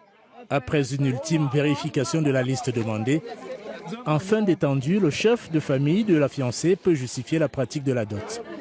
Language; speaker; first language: French; native; French